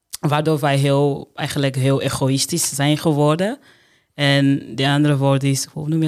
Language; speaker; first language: Dutch; non-native, fluent; Portuguese